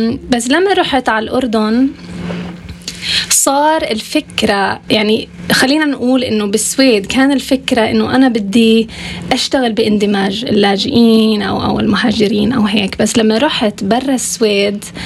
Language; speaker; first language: Arabic; non-native, fluent; Swedish